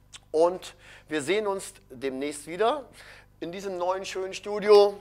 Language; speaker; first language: German; native; German